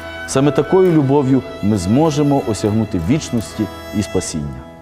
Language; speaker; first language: Ukrainian; native; Ukrainian